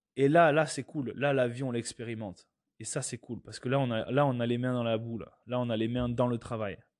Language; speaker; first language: French; native; French